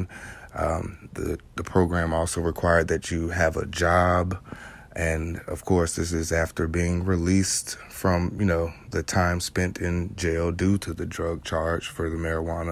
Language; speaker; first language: English; native; English